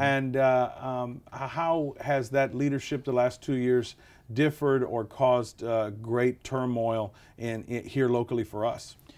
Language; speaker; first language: English; native; English